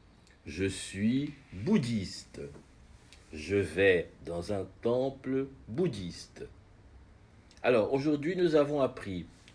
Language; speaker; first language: French; non-native, fluent; Portuguese